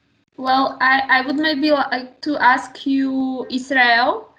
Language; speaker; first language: English; non-native, fluent; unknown